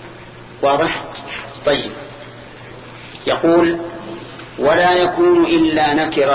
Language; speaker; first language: Arabic; native; Arabic